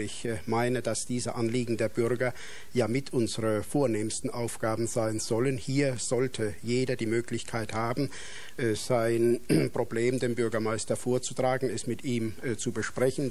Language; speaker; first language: German; native; German